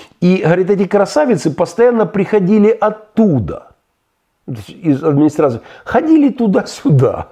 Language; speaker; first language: Russian; native; Russian